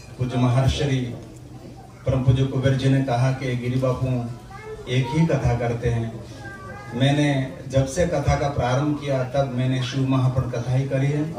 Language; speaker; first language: Hindi; non-native, local second language; Gujarati